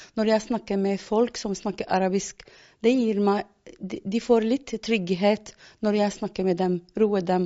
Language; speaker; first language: Norwegian; non-native, fluent; Arabic